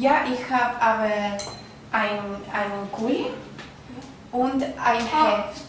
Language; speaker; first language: German; non-native, learner; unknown